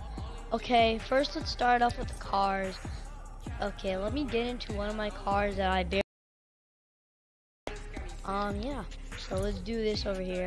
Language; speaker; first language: English; native; English